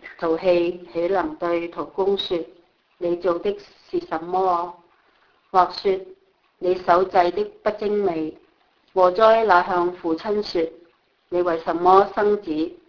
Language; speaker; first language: Chinese; non-native, local second language; Cantonese